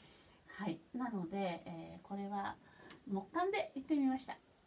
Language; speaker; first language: Japanese; native; Japanese